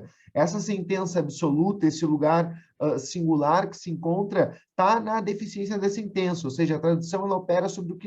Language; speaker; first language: Portuguese; native; Portuguese